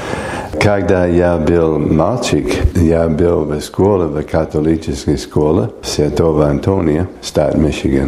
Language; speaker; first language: Russian; non-native, fluent; English